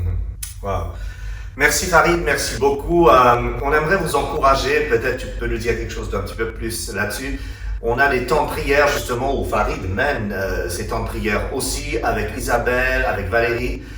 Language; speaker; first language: French; native; French